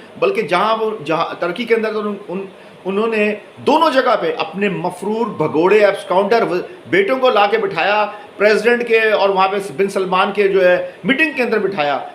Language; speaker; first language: Urdu; native; Urdu